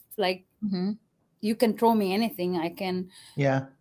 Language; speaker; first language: English; non-native, local second language; Cebuano